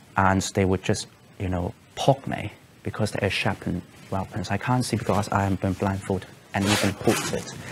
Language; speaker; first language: English; non-native, local second language; Cantonese